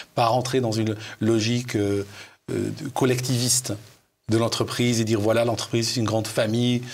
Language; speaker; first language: French; non-native, local second language; Arabic